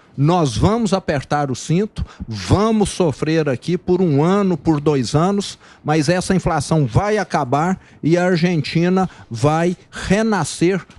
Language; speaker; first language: Portuguese; native; Portuguese